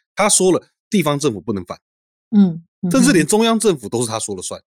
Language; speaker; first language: Chinese; native; Chinese